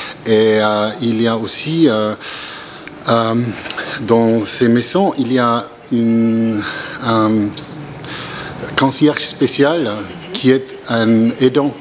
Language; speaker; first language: French; non-native, learner; German